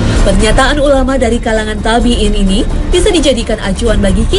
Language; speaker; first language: Indonesian; native; Indonesian